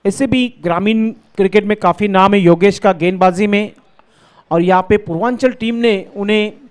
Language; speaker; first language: Hindi; non-native, local second language; Marathi